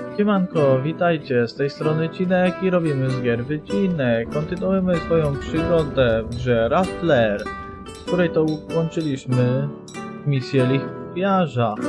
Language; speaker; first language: Polish; native; Polish